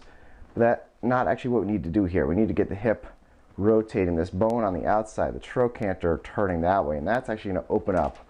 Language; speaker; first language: English; native; English